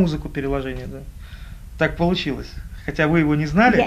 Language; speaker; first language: Russian; native; Russian